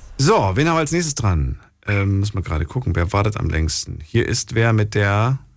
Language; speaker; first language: German; native; German